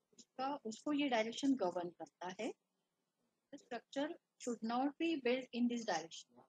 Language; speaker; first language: Hindi; non-native, local second language; Marathi